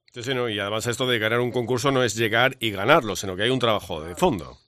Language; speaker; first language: Spanish; native; Spanish